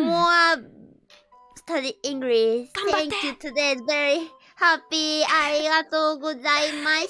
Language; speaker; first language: English; non-native, learner; Japanese